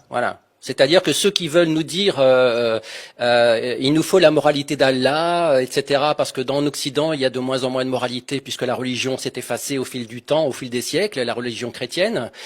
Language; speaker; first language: French; native; French